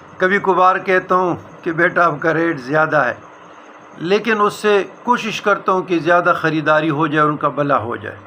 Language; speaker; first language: Urdu; non-native, local second language; Pashto